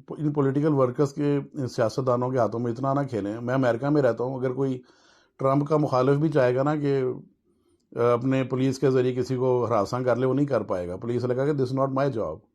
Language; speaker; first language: Urdu; native; Urdu